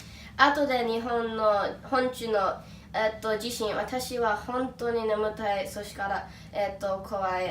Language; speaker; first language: Japanese; non-native, learner; English